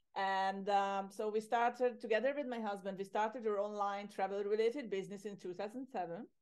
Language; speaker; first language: English; non-native, fluent; Hungarian